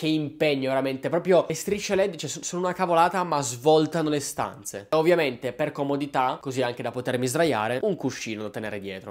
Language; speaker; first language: Italian; native; Italian